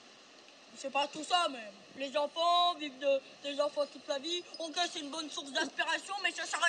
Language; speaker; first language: French; native; French